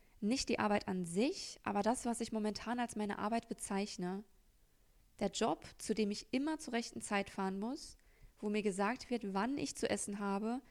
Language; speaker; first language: German; native; German